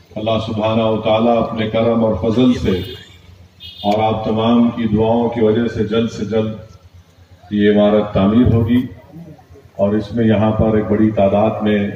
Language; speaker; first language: Urdu; native; Urdu